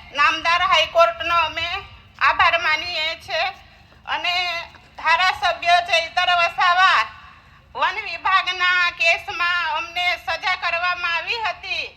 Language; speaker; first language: Gujarati; non-native, local second language; Vasavi